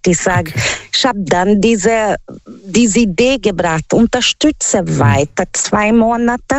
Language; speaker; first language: German; non-native, fluent; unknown